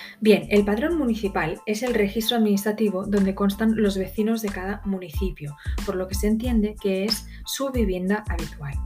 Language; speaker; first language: Spanish; native; Spanish